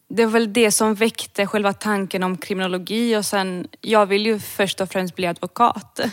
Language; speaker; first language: Swedish; early bilingual, other home language; Serbian